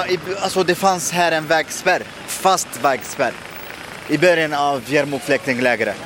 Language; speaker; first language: Swedish; non-native, fluent; Arabic